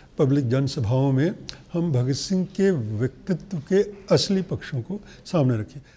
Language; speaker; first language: Hindi; native; Hindi